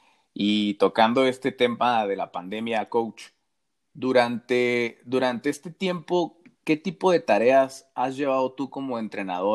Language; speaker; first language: Spanish; native; Spanish